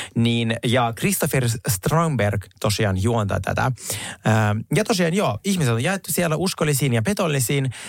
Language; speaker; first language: Finnish; non-native, fluent; Russian